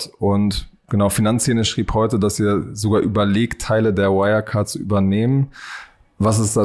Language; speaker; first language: German; native; German